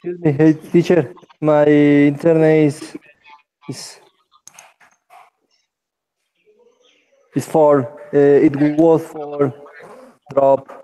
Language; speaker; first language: English; non-native, learner; Spanish